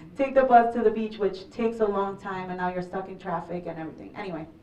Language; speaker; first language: English; early bilingual, other home language; Spanish